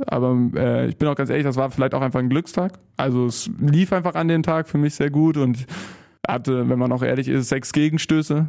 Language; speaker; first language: German; native; German